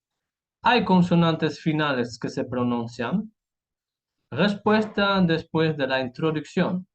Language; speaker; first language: Spanish; non-native, fluent; French